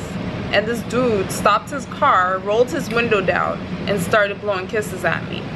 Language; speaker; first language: English; native; English